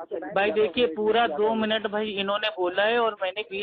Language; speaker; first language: Hindi; native; Hindi